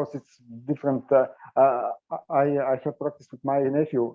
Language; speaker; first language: English; non-native, learner; Bulgarian